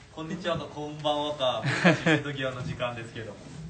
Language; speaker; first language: Japanese; native; Japanese